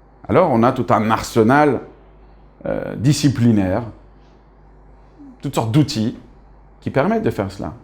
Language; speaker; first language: French; native; French